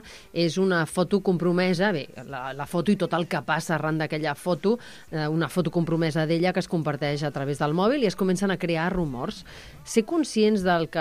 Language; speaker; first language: Catalan; native; Catalan